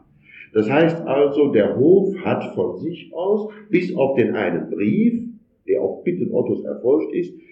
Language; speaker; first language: German; native; German